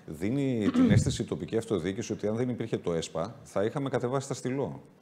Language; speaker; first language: Greek; native; Greek